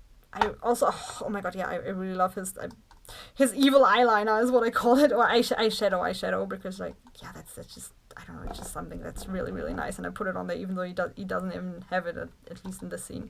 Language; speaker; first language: English; non-native, fluent; German